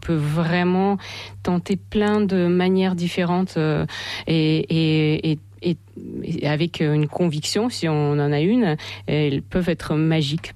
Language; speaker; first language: French; non-native, fluent; Russian